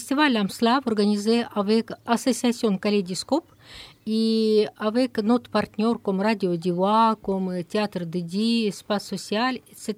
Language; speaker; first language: French; non-native, learner; Russian